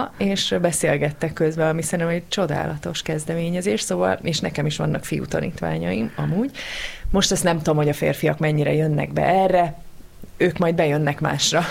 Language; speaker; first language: Hungarian; native; Hungarian